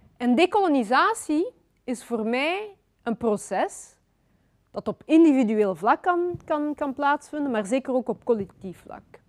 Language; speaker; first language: Dutch; early bilingual, other home language; Lingala